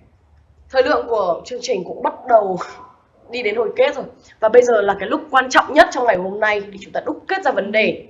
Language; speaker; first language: Vietnamese; native; Vietnamese